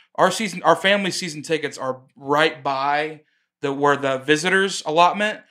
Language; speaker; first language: English; native; English